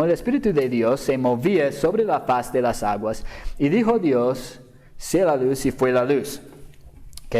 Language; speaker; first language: Spanish; non-native, fluent; English